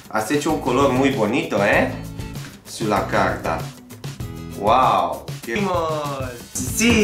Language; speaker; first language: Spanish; non-native, fluent; Italian